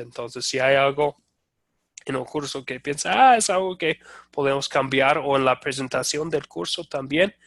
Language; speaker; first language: Spanish; non-native, fluent; English